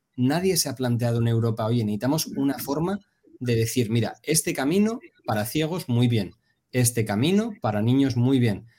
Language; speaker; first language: Spanish; native; Spanish